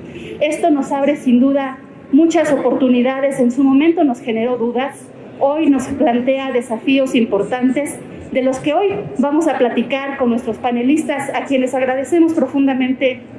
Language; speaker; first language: Spanish; native; Spanish